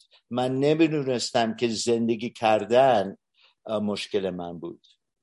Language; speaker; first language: Persian; early bilingual, heritage; Persian